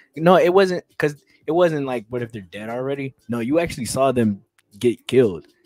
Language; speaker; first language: English; native; English